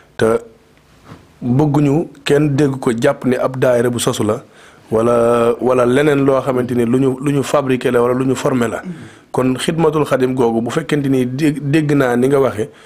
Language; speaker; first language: Wolof; native; Wolof